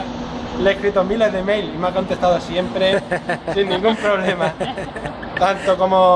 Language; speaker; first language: Spanish; native; Spanish